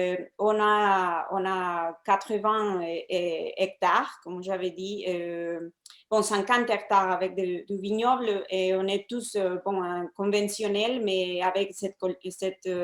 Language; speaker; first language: French; non-native, fluent; Spanish